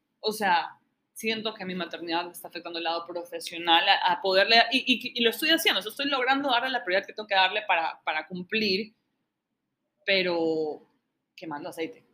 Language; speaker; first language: Spanish; native; Spanish